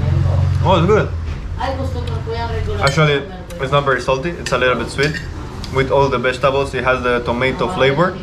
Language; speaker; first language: English; non-native, fluent; Spanish